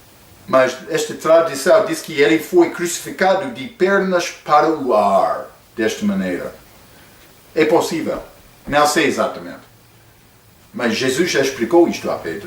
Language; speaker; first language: Portuguese; non-native, fluent; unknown